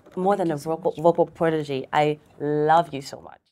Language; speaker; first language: English; non-native, local second language; Bemba